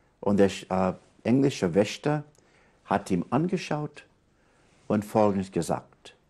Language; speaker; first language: German; non-native, fluent; English